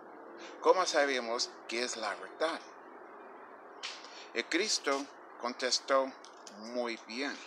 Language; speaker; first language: Spanish; non-native, fluent; English